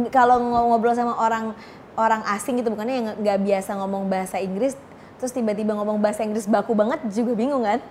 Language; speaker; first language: Indonesian; native; Indonesian